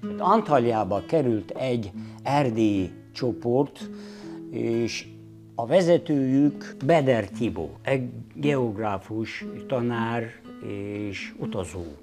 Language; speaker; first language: Hungarian; non-native, fluent; Turkish